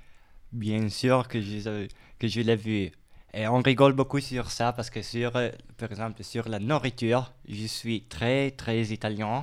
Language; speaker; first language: French; non-native, fluent; Italian